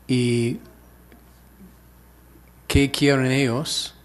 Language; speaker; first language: Spanish; non-native, fluent; English